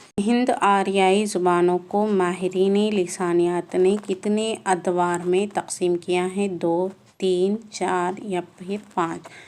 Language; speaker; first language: Urdu; native; Urdu